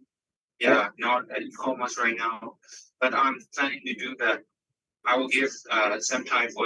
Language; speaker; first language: English; non-native, learner; Vietnamese